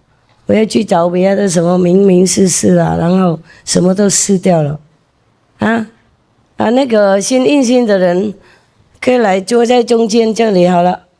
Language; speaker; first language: Chinese; non-native, fluent; Vietnamese